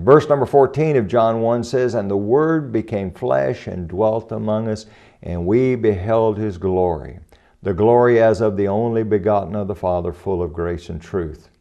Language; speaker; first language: English; native; English